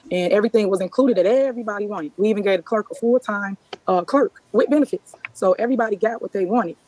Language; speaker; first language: English; native; English